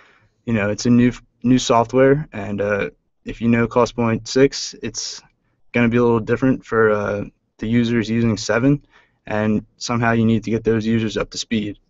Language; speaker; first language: English; native; English